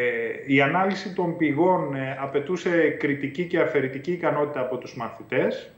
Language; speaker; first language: Greek; native; Greek